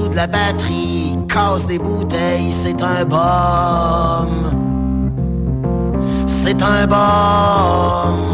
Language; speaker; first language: French; native; French